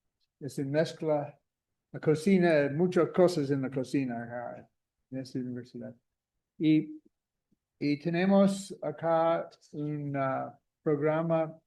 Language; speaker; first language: Spanish; non-native, fluent; English